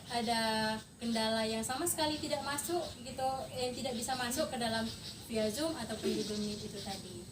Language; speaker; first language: Indonesian; native; Indonesian